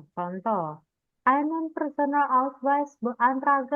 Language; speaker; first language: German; non-native, fluent; Indonesian